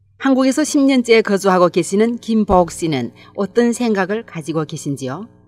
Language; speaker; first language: Korean; native; Korean